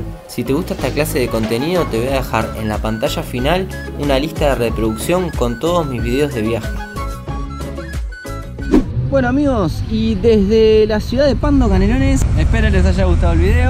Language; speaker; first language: Spanish; native; Spanish